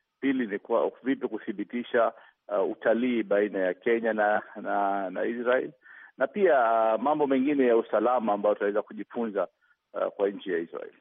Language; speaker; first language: Swahili; native; Swahili